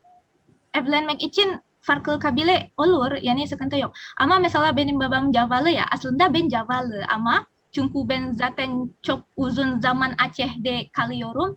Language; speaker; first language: Turkish; non-native, learner; Indonesian